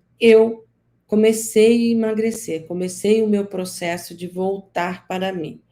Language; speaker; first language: Portuguese; native; Portuguese